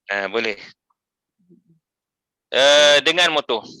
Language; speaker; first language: Malay; native; Malay